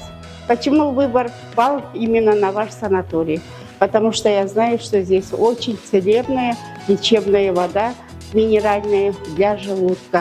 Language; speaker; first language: Russian; non-native, local second language; Kazakh